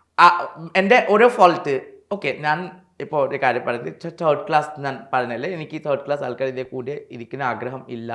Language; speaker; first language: Malayalam; non-native, learner; Assamese